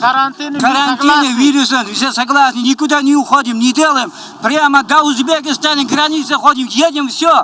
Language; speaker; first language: Russian; non-native, learner; Uzbek